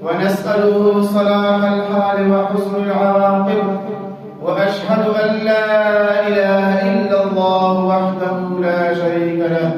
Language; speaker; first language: Arabic; non-native, learner; Urdu